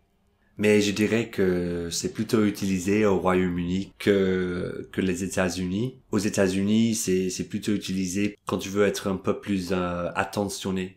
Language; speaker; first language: French; non-native, fluent; English